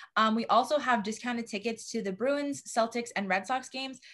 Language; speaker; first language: English; native; English